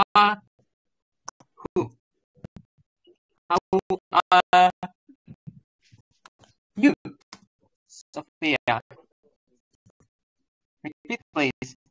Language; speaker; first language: English; non-native, learner; Russian